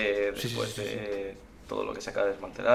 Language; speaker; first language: Spanish; native; Spanish